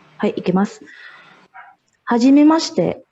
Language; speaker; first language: Japanese; non-native, learner; Filipino